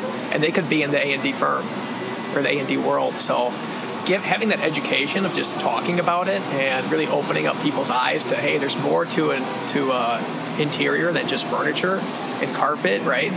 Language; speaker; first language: English; native; English